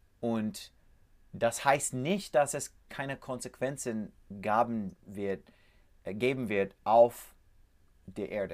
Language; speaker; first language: German; non-native, learner; English